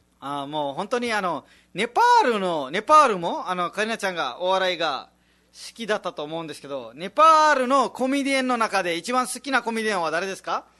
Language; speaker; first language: Japanese; non-native, fluent; Nepali